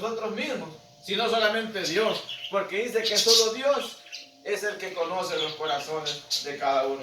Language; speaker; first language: Spanish; native; Spanish